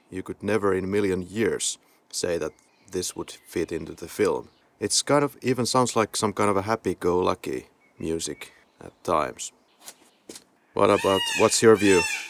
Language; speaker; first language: English; non-native, fluent; Finnish